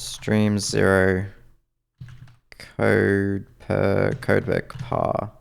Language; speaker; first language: English; native; English